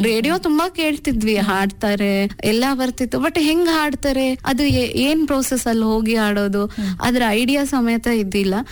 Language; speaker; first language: Kannada; non-native, local second language; Urdu